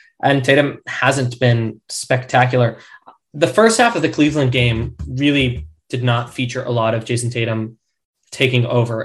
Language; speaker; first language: English; native; English